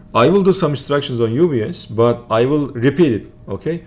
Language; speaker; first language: English; non-native, learner; Turkish